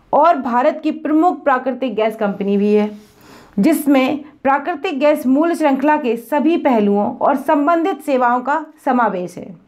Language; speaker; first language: Hindi; native; Hindi